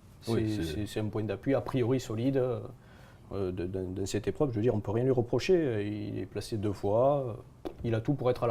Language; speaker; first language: French; native; French